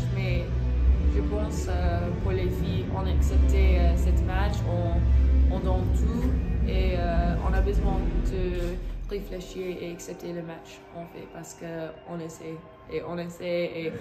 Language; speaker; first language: French; non-native, learner; English